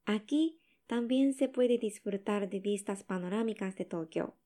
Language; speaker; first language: Spanish; non-native, learner; Japanese